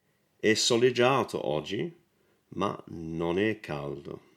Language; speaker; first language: Italian; non-native, learner; English